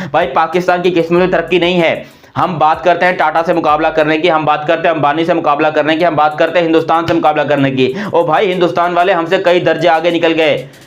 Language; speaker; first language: Urdu; non-native, local second language; Punjabi